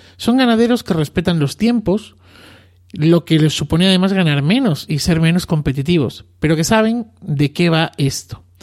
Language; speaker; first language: Spanish; native; Spanish